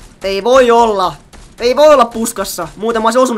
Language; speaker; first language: Finnish; native; Finnish